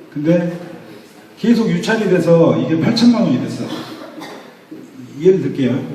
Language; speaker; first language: Korean; native; Korean